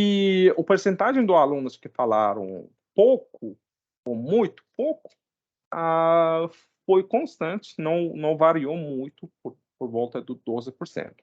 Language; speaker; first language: Portuguese; non-native, fluent; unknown